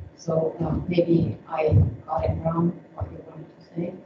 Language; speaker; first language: English; non-native, fluent; Finnish